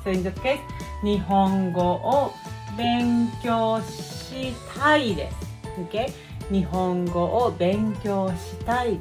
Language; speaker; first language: Japanese; non-native, fluent; English